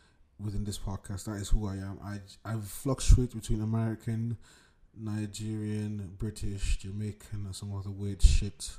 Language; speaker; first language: English; non-native, local second language; Yoruba